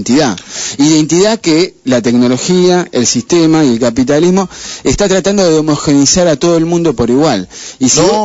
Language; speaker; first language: Spanish; native; Spanish